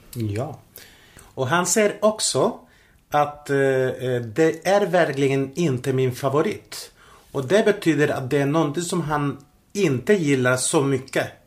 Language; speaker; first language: Swedish; non-native, fluent; Spanish